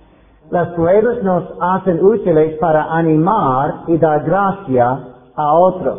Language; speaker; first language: Spanish; non-native, fluent; English